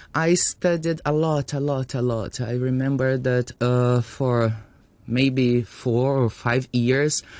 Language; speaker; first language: English; non-native, fluent; Portuguese